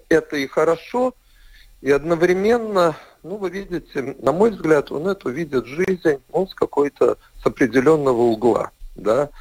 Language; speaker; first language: Russian; native; Russian